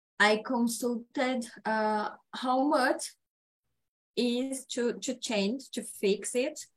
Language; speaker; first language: English; non-native, learner; Portuguese